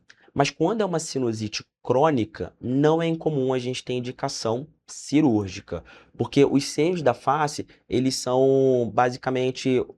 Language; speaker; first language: Portuguese; native; Portuguese